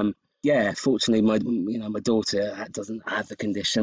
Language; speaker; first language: English; native; English